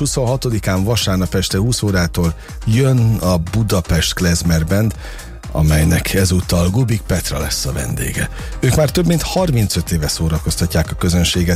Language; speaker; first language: Hungarian; native; Hungarian